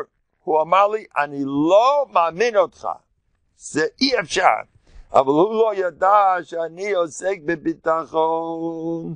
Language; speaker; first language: Hebrew; non-native, fluent; English